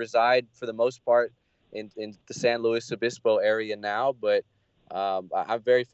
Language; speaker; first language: English; native; English